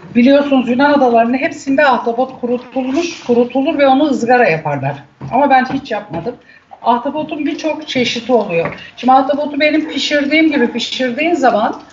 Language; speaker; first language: Turkish; native; Turkish